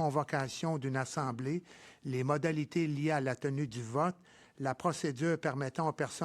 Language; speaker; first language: French; native; French